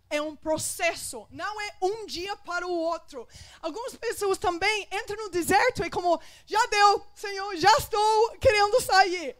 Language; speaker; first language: Portuguese; non-native, fluent; English